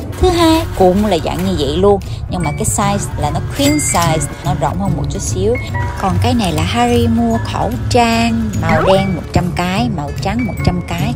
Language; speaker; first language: Vietnamese; early bilingual, heritage; Korean